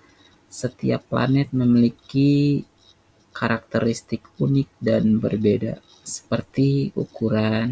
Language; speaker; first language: Indonesian; native; Indonesian